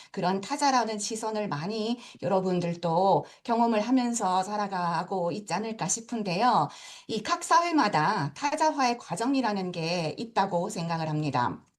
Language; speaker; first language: Korean; early bilingual, heritage; Japanese